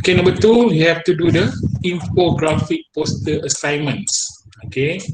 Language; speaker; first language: English; non-native, local second language; Malay